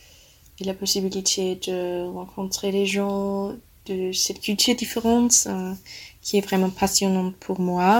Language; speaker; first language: French; non-native, fluent; German